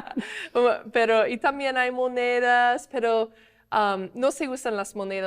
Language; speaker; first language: Spanish; non-native, fluent; English